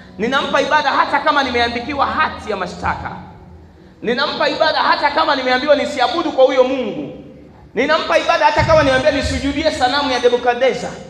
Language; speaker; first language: Swahili; native; Swahili